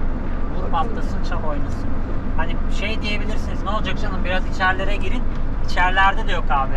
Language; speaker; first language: Turkish; native; Turkish